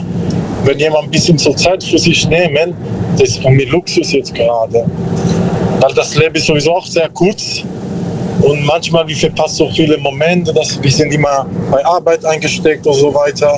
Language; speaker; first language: German; non-native, learner; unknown